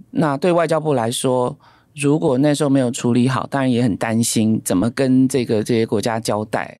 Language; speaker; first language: Chinese; native; Chinese